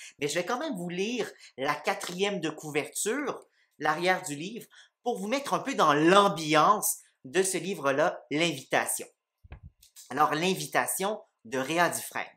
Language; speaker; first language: French; native; French